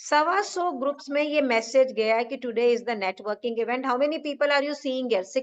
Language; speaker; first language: Hindi; native; Hindi